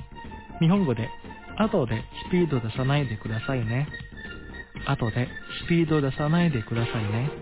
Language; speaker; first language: Japanese; non-native, fluent; Indonesian